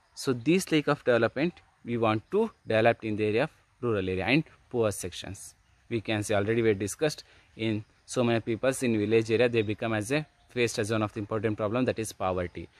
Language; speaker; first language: English; non-native, local second language; Kannada